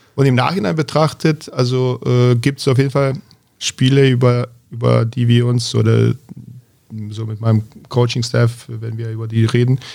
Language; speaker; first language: German; early bilingual, other home language; Bosnian